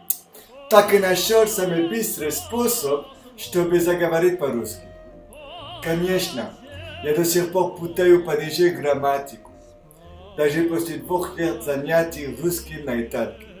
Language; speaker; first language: Russian; non-native, fluent; French